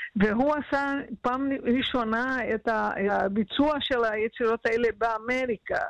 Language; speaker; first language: Hebrew; non-native, fluent; Portuguese